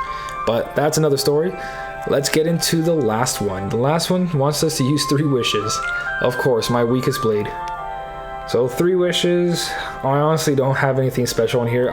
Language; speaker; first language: English; native; English